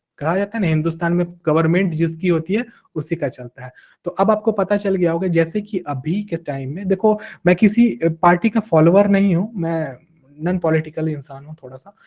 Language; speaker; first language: Hindi; native; Hindi